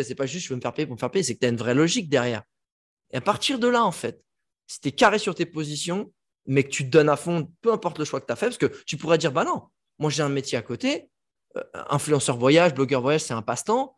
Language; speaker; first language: French; native; French